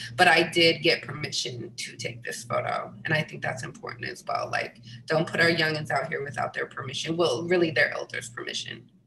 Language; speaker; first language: English; native; English